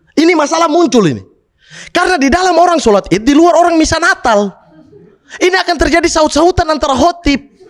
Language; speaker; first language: Indonesian; native; Indonesian